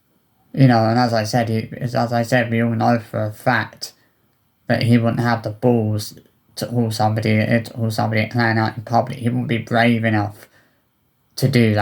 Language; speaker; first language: English; native; English